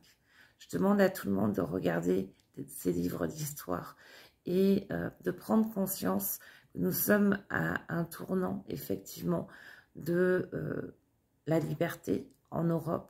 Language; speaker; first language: French; native; French